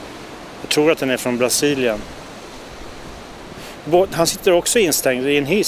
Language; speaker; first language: Swedish; native; Swedish